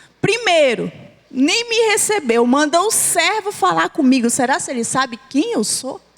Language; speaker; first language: Portuguese; native; Portuguese